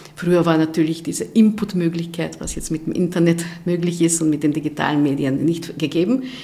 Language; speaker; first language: German; non-native, fluent; Hungarian